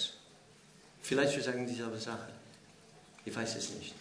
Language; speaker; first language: German; non-native, fluent; English